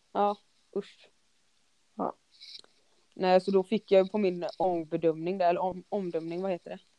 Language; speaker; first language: Swedish; early bilingual, other home language; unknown